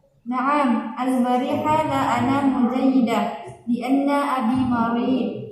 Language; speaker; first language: Arabic; non-native, learner; Indonesian